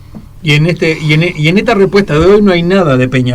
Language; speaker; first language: Spanish; native; Spanish